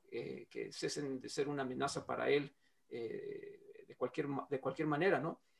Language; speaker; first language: Spanish; native; Spanish